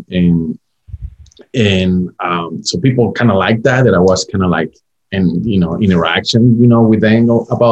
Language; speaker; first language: English; non-native, fluent; Spanish